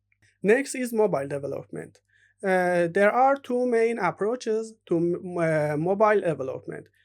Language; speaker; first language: English; non-native, fluent; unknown